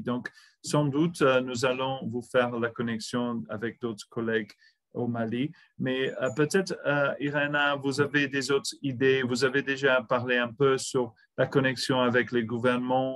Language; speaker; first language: French; non-native, fluent; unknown